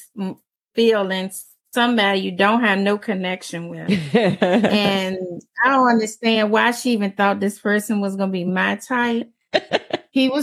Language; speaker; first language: English; native; English